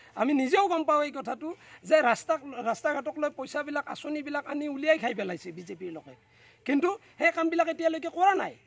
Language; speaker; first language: Assamese; native; Assamese